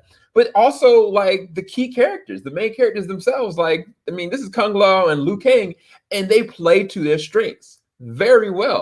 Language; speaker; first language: English; native; English